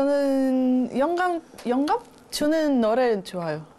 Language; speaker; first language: Korean; non-native, learner; Russian